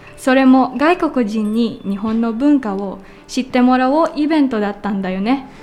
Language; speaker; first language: Japanese; non-native, learner; Filipino